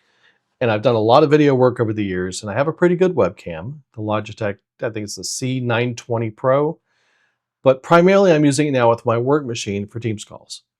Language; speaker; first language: English; native; English